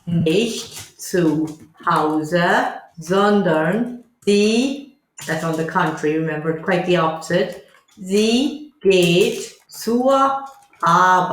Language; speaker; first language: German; non-native, fluent; English